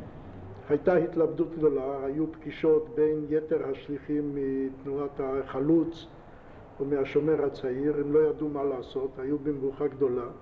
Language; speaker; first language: Hebrew; non-native, fluent; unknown